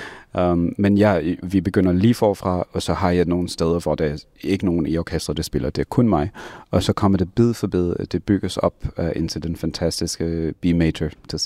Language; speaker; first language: Danish; non-native, fluent; English